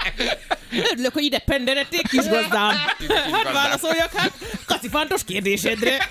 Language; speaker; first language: Hungarian; native; Hungarian